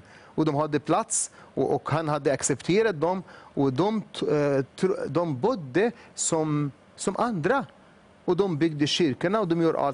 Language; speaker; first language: Swedish; non-native, fluent; Arabic